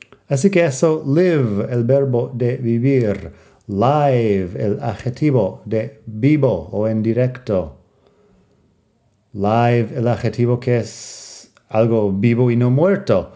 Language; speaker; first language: Spanish; non-native, fluent; English